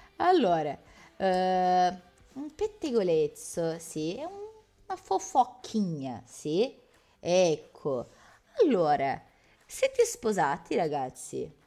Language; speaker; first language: Italian; non-native, fluent; Portuguese